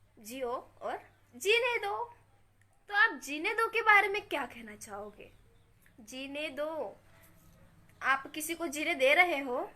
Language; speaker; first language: Hindi; non-native, local second language; Marathi